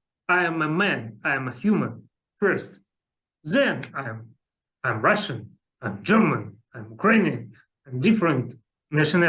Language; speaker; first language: English; non-native, learner; Russian